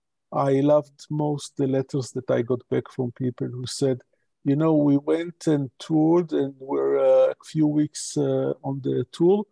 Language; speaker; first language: English; non-native, local second language; Hebrew